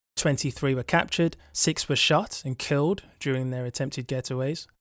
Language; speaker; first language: English; native; English